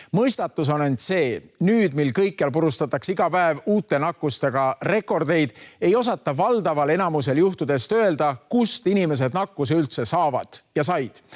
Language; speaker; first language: Estonian; native; Estonian